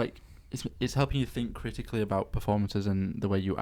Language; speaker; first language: English; native; English